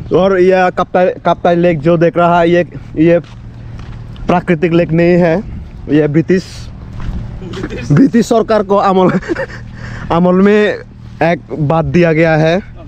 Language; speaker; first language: Hindi; non-native, learner; Chakma